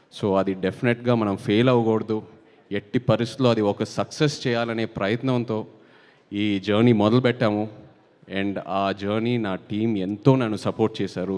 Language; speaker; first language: Telugu; native; Telugu